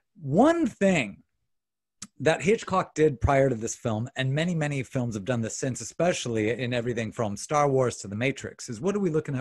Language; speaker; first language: English; native; English